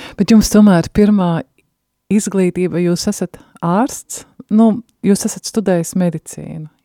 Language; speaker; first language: Latvian; native; Latvian